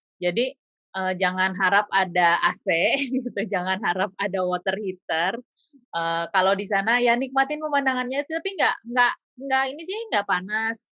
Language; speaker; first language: Indonesian; native; Indonesian